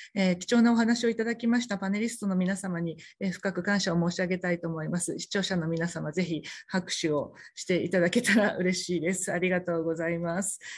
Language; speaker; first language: Japanese; native; Japanese